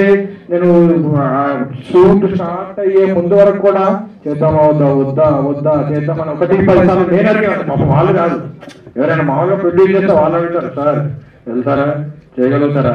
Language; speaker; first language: Telugu; native; Telugu